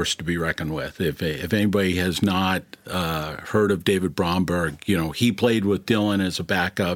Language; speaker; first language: English; native; English